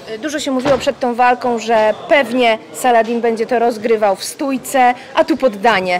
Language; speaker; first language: Polish; native; Polish